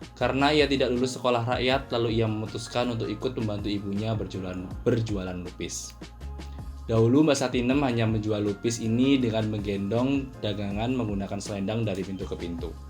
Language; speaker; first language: Indonesian; native; Indonesian